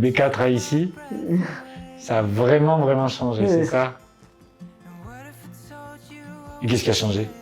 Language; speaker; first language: French; native; French